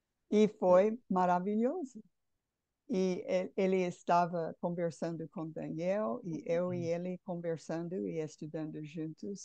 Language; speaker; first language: Portuguese; non-native, fluent; English